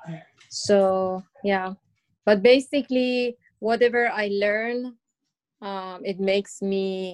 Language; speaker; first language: English; non-native, learner; Persian